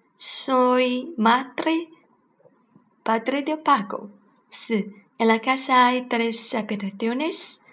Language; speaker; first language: Spanish; non-native, learner; Chinese